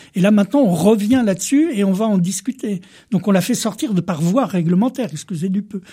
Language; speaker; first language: French; native; French